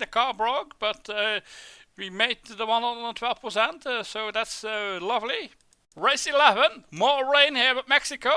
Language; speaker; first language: English; non-native, fluent; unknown